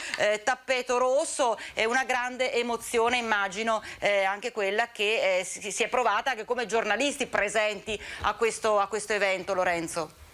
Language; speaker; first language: Italian; native; Italian